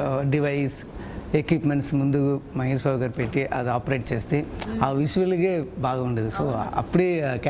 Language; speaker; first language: Telugu; non-native, learner; Tamil